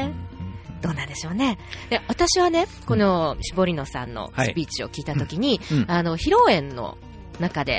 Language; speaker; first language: Japanese; native; Japanese